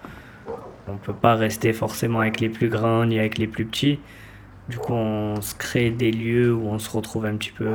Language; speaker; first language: French; native; French